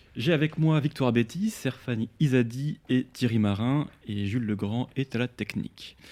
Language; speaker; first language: French; native; French